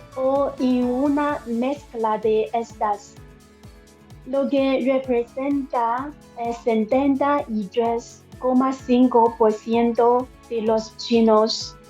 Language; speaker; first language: Spanish; non-native, learner; Chinese